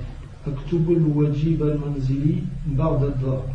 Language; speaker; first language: Arabic; non-native, learner; French